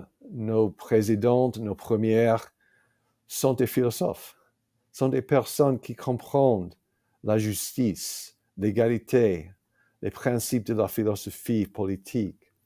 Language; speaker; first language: French; non-native, fluent; English